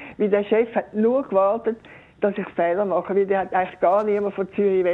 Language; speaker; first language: German; native; German